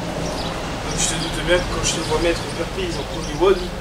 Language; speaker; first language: French; native; French